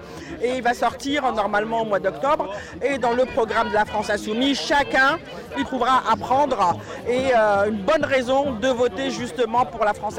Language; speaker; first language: French; native; French